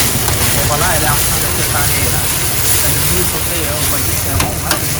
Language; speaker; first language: French; non-native, fluent; Khmer